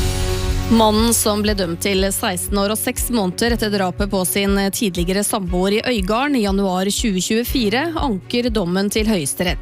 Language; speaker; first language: Norwegian; native; Norwegian